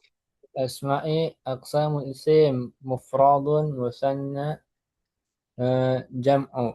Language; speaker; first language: Arabic; non-native, learner; Indonesian